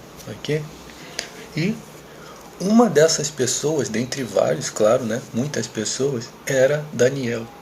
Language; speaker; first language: Portuguese; native; Portuguese